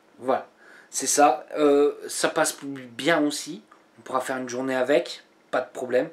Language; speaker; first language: French; native; French